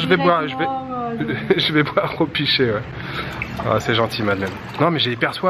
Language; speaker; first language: French; native; French